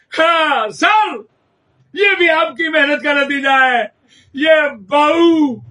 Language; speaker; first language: Urdu; non-native, local second language; Punjabi